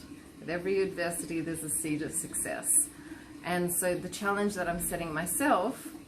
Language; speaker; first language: English; native; English